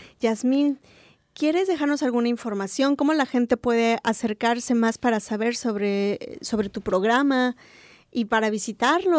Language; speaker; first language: Spanish; native; Spanish